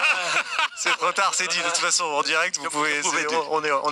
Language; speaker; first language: French; native; French